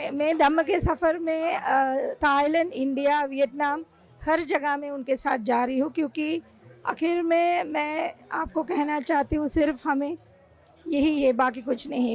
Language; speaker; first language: Hindi; non-native, fluent; Sinhala